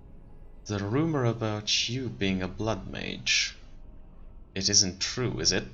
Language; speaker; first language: English; non-native, fluent; German